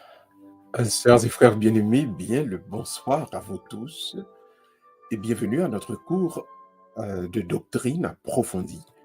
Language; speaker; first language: French; non-native, local second language; Haitian Creole